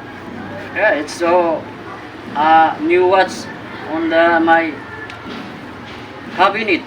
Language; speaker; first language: English; non-native, learner; Cebuano